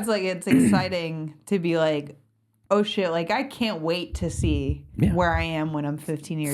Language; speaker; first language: English; native; English